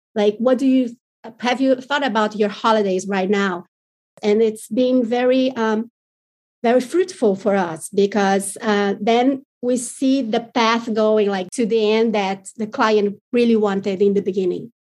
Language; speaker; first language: English; non-native, fluent; Portuguese